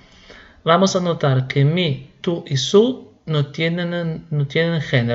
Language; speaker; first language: Spanish; non-native, fluent; Italian